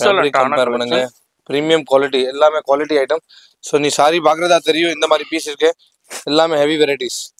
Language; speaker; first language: Tamil; non-native, local second language; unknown